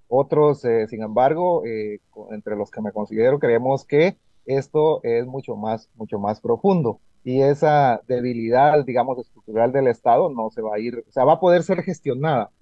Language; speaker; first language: Spanish; native; Spanish